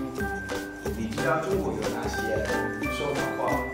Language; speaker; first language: Chinese; non-native, learner; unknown